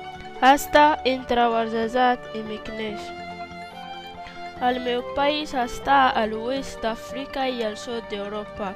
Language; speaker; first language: Catalan; non-native, learner; Berber languages